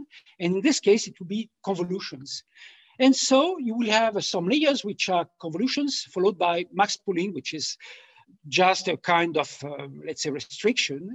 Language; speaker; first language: English; non-native, fluent; French